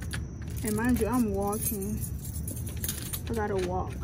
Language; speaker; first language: English; native; English